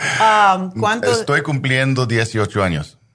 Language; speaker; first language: Spanish; early bilingual, heritage; Spanish